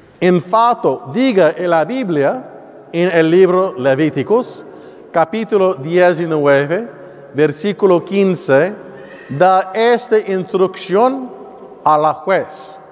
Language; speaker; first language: Spanish; non-native, learner; English